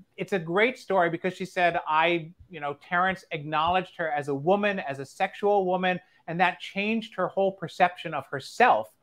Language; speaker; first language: English; native; English